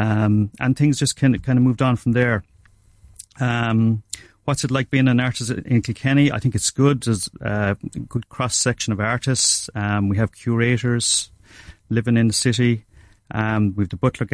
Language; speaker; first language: English; native; English